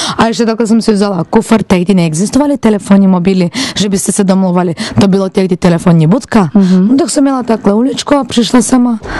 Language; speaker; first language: Czech; non-native, fluent; Turkish